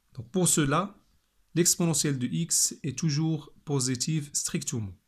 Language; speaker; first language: French; non-native, local second language; Arabic